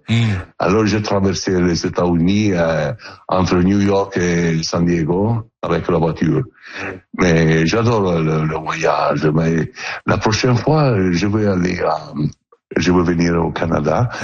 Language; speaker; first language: French; non-native, learner; Italian